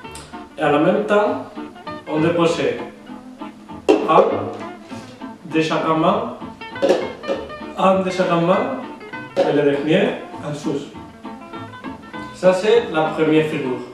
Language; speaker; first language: French; non-native, learner; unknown